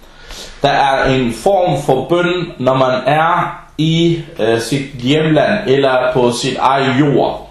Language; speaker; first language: Danish; non-native, fluent; Arabic